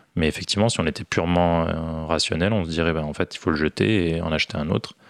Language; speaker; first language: French; native; French